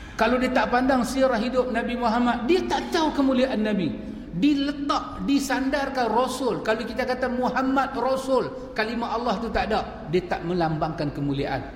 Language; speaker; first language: Malay; native; Malay